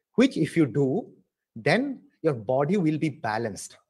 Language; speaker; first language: English; non-native, local second language; Assamese